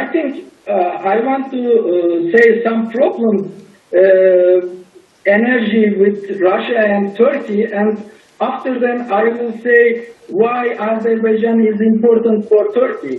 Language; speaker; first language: English; non-native, learner; Turkish